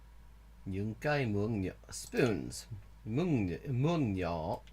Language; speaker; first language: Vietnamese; non-native, learner; English